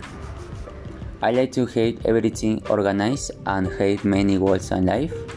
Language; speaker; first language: English; non-native, learner; Spanish